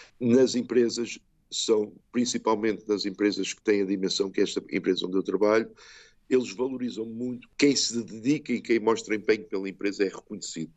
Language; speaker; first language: Portuguese; early bilingual, heritage; Portuguese